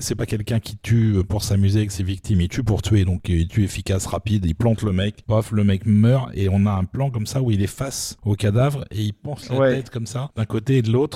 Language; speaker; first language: French; native; French